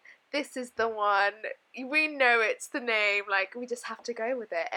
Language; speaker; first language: English; native; English